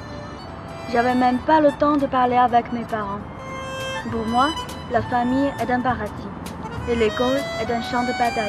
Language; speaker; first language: French; non-native, fluent; Chinese